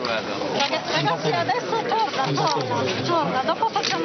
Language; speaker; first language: Italian; non-native, learner; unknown